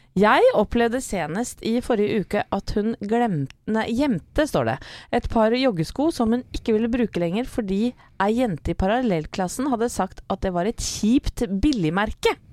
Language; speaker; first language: Norwegian; native; Norwegian